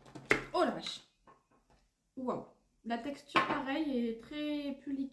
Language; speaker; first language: French; native; French